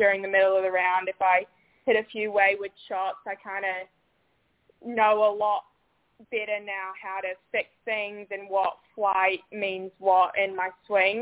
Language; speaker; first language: English; native; English